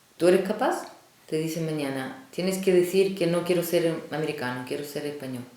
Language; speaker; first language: Spanish; non-native, fluent; Russian